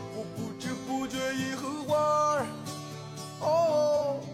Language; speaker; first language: Chinese; non-native, fluent; English